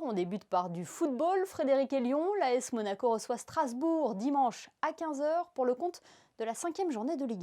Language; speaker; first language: French; native; French